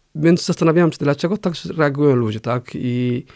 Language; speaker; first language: Polish; non-native, fluent; Somali